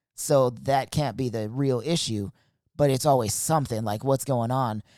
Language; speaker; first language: English; native; English